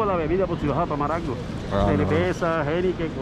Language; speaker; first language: Spanish; native; Spanish